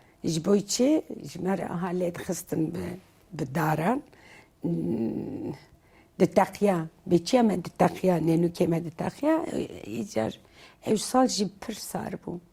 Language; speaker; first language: Kurdish; non-native, local second language; Turkish